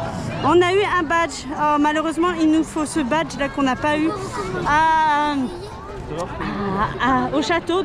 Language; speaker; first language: French; native; French